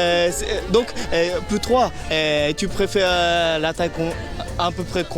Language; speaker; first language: French; non-native, learner; Japanese